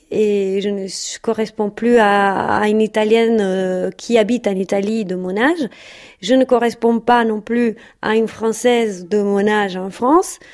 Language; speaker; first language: French; non-native, fluent; Italian